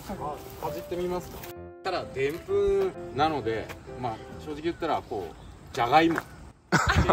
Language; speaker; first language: Japanese; native; Japanese